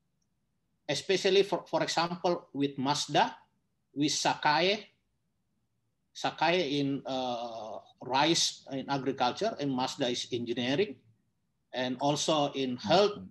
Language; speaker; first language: English; non-native, learner; Indonesian